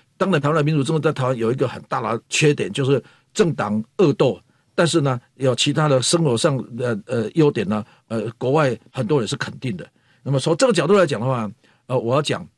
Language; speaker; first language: Chinese; native; Chinese